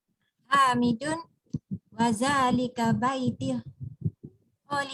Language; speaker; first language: Arabic; non-native, learner; Malay